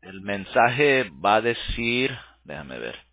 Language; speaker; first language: Spanish; early bilingual, heritage; English